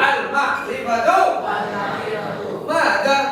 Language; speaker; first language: Arabic; non-native, learner; Indonesian